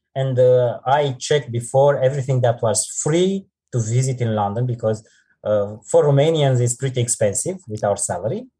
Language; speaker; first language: English; non-native, fluent; Romanian